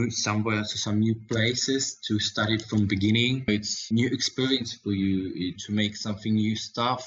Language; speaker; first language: English; non-native, learner; Russian